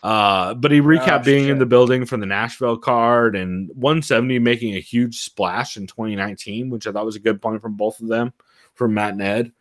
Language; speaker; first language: English; native; English